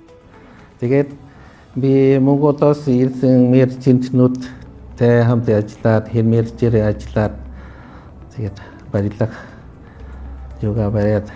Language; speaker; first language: Mongolian; non-native, fluent; Lao